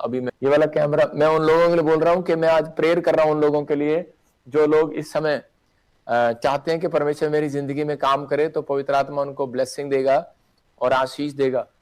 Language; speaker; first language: Hindi; non-native, local second language; Punjabi